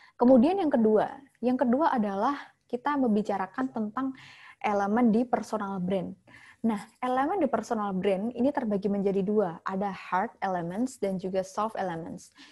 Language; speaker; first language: Indonesian; native; Indonesian